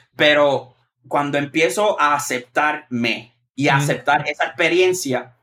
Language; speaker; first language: Spanish; native; Spanish